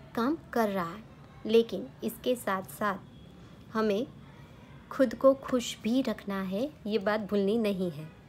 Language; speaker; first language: Hindi; non-native, local second language; Gujarati